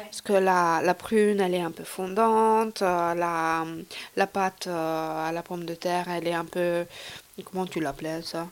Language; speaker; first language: French; non-native, fluent; Hungarian